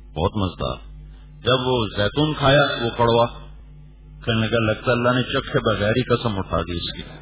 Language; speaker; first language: Urdu; native; Urdu